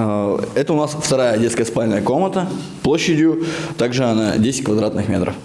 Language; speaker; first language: Russian; native; Russian